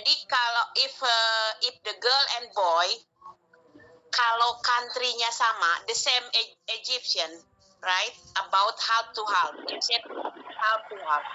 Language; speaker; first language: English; non-native, learner; Indonesian